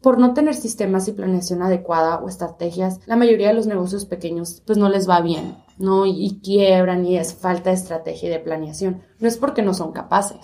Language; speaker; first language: Spanish; early bilingual, heritage; Spanish